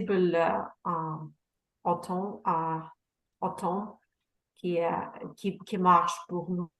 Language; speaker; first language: French; non-native, learner; Russian